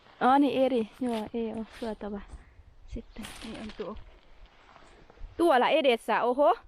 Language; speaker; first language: Finnish; non-native, learner; Thai